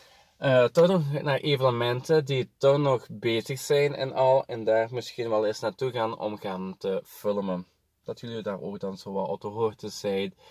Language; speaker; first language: Dutch; native; Dutch